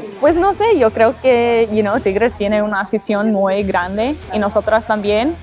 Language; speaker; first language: Spanish; early bilingual, heritage; English